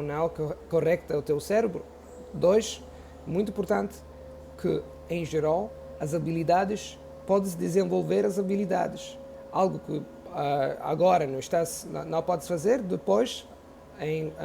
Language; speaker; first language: Portuguese; non-native, fluent; Italian